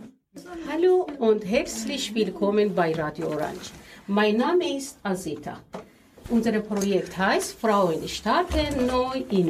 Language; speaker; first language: German; non-native, learner; Persian